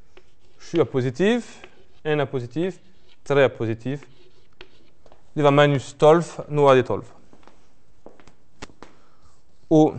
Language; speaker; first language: Norwegian; non-native, fluent; French